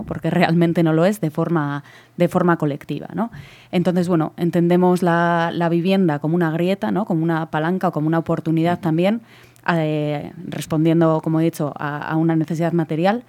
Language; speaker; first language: Spanish; native; Spanish